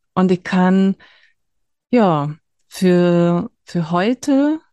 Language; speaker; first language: German; non-native, fluent; Hungarian